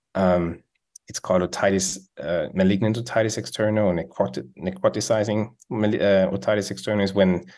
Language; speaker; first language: English; non-native, fluent; Swiss German